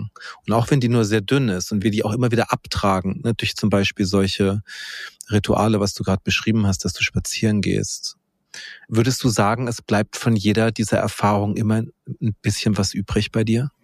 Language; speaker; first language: German; native; German